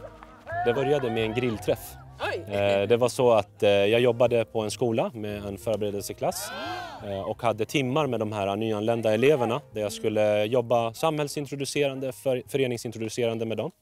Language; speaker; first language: Swedish; native; Swedish